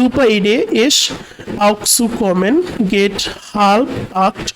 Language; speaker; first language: German; non-native, fluent; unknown